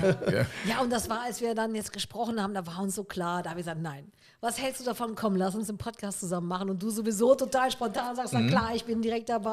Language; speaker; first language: German; native; German